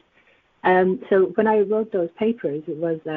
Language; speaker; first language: English; native; English